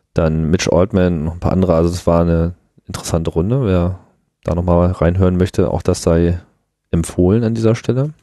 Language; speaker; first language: German; native; German